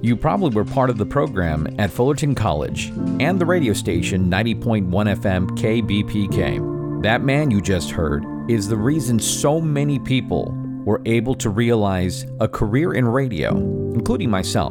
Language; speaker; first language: English; native; English